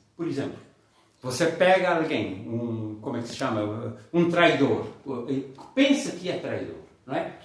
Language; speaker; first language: Portuguese; non-native, local second language; Kabuverdianu